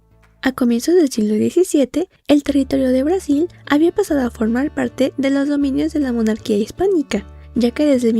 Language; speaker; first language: Spanish; native; Spanish